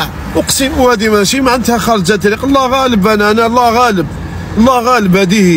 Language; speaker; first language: Arabic; native; Arabic